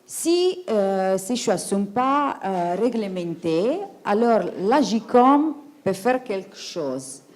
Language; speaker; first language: French; non-native, fluent; Italian